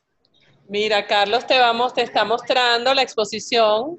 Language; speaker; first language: Spanish; native; Spanish